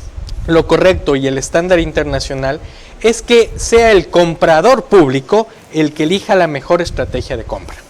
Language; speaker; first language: Spanish; native; Spanish